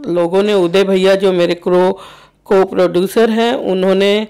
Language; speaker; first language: Hindi; native; Hindi